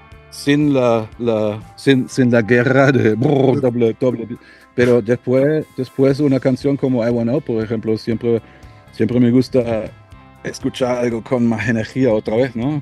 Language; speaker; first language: Spanish; non-native, learner; German